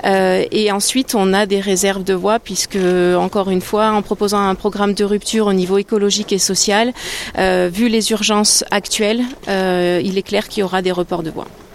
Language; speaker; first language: French; native; French